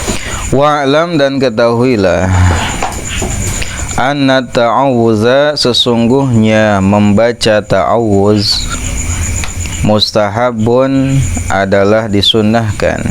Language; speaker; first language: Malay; non-native, local second language; Sundanese